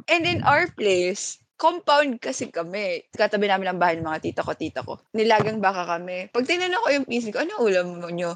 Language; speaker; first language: Filipino; non-native, local second language; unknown